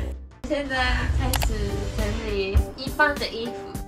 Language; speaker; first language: Chinese; non-native, fluent; Japanese